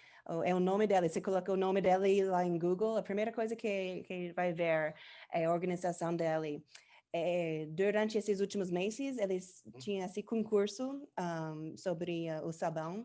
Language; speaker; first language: Portuguese; non-native, learner; English